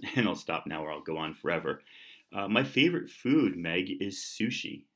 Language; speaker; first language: English; native; English